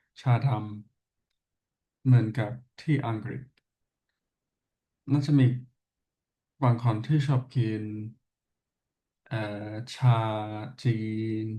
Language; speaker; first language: Thai; non-native, learner; English